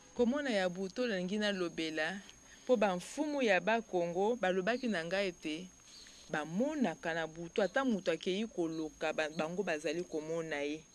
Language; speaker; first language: Lingala; native; Lingala